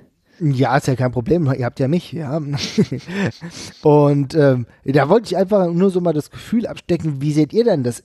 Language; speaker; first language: German; native; German